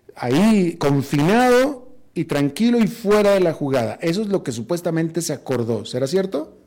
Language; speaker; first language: Spanish; non-native, fluent; Ukrainian